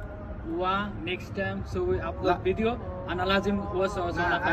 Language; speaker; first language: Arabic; non-native, learner; Bangla